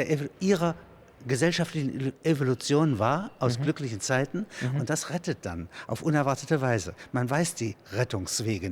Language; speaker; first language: German; native; German